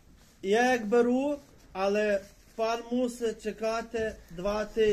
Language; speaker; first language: Polish; non-native, learner; Ukrainian